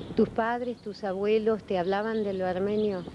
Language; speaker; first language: Spanish; native; Spanish